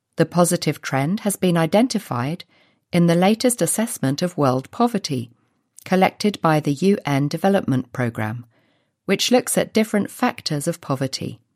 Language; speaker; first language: English; native; English